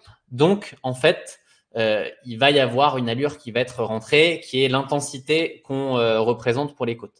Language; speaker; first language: French; native; French